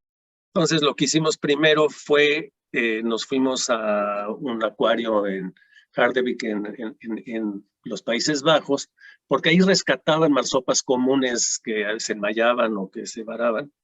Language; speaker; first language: Spanish; native; Spanish